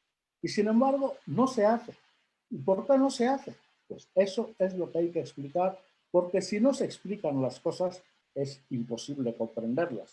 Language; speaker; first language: Spanish; non-native, local second language; Fang